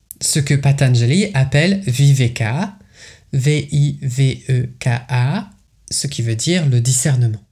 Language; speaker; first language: French; native; French